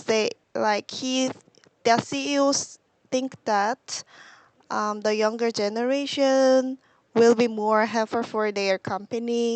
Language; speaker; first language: English; non-native, learner; Korean